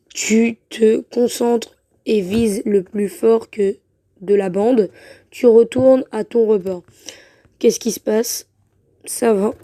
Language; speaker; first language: French; native; French